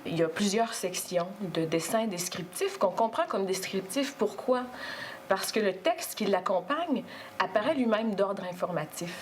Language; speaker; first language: French; native; French